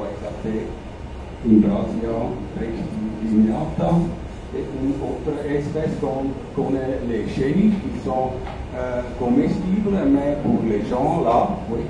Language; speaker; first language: French; non-native, fluent; German